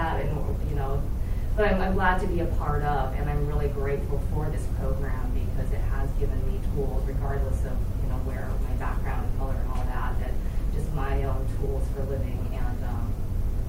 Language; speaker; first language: English; native; English